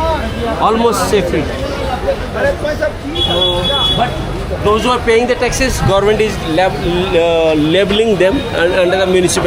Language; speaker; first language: English; non-native, local second language; Hindi